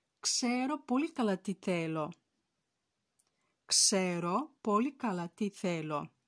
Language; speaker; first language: Greek; non-native, fluent; Turkish